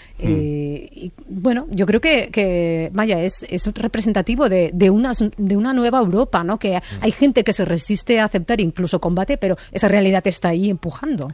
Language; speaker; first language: Spanish; native; Spanish